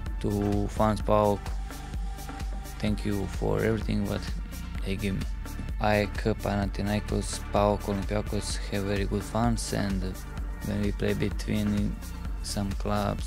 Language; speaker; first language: English; non-native, learner; Bosnian